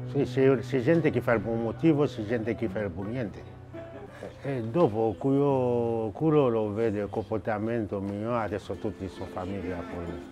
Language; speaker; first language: Italian; non-native, learner; Haitian Creole